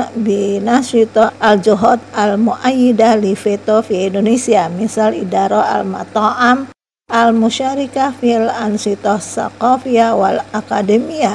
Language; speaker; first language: Arabic; non-native, fluent; Indonesian